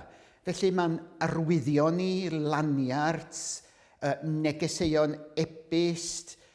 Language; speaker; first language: Welsh; native; Welsh